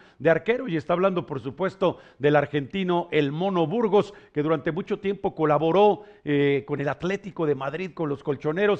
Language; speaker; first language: Spanish; native; Spanish